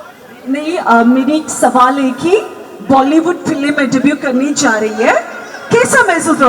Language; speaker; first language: Hindi; non-native, local second language; Malayalam